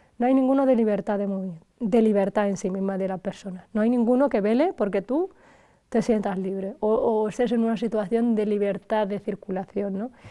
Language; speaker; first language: Spanish; early bilingual, other home language; Arabic